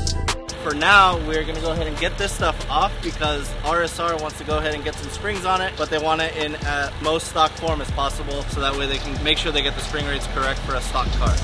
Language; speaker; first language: English; native; English